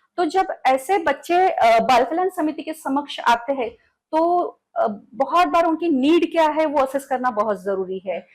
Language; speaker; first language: Hindi; non-native, local second language; Marathi